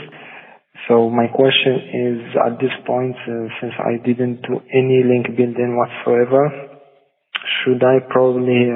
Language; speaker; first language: English; non-native, fluent; Arabic